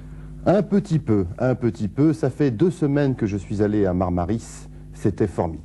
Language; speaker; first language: French; native; French